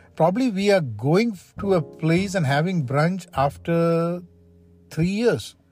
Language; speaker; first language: English; non-native, local second language; Malayalam